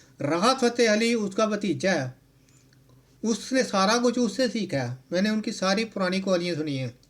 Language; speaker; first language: Urdu; non-native, local second language; Punjabi